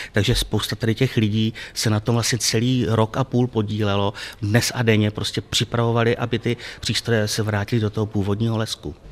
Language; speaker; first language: Czech; native; Czech